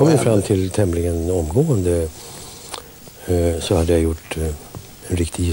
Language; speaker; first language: Swedish; native; Swedish